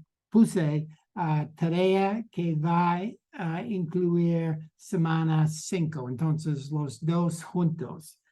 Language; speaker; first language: Spanish; non-native, learner; English